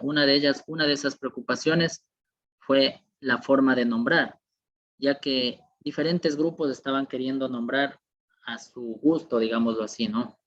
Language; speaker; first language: Spanish; native; Spanish